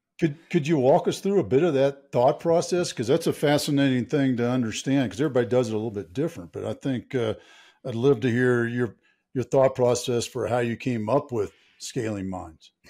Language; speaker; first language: English; native; English